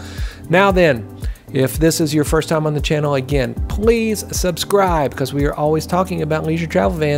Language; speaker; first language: English; native; English